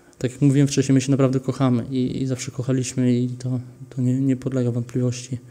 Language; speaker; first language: Polish; early bilingual, heritage; Polish